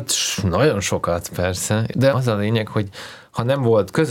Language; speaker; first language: Hungarian; non-native, fluent; Russian